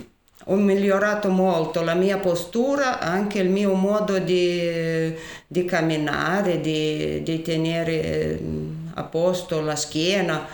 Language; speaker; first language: Italian; non-native, fluent; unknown